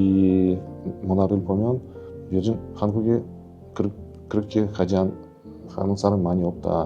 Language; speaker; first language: Korean; non-native, fluent; Russian